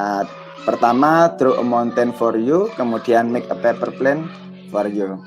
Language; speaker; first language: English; non-native, fluent; Indonesian